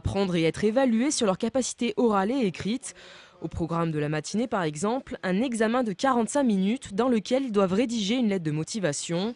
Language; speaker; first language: French; native; French